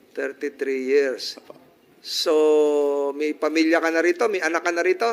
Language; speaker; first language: Filipino; native; Filipino